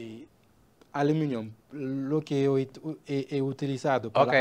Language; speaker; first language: Spanish; non-native, learner; Haitian Creole